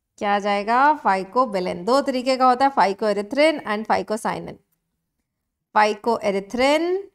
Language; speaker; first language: Hindi; native; Hindi